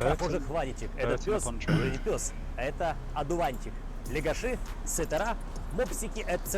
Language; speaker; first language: Russian; native; Russian